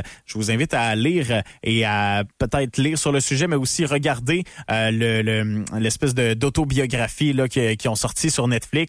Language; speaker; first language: French; native; French